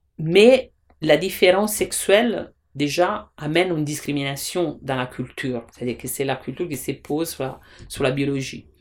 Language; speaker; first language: French; non-native, fluent; Italian